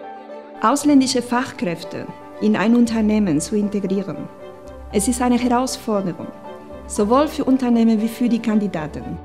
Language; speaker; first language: German; non-native, fluent; Spanish